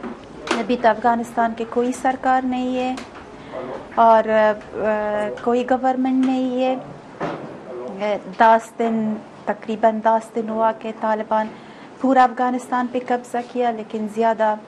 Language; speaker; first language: Hindi; non-native, fluent; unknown